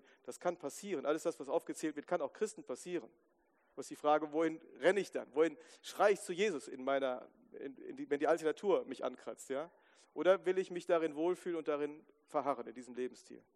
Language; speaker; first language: German; native; German